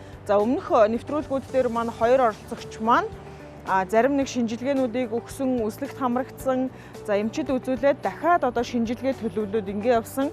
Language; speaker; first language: Mongolian; native; Mongolian